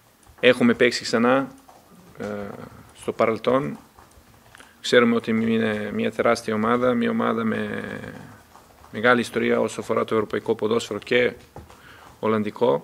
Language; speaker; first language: Greek; non-native, fluent; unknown